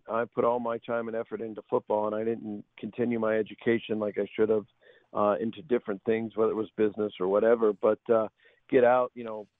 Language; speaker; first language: English; native; English